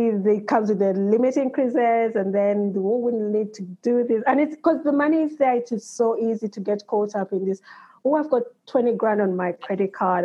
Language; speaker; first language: English; non-native, local second language; Ganda